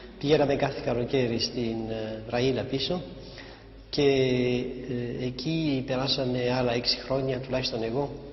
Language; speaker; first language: Greek; early bilingual, heritage; Greek